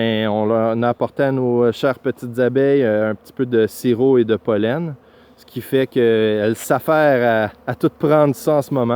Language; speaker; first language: French; native; French